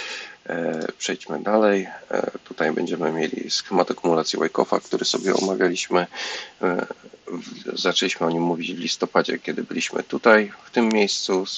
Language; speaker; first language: Polish; native; Polish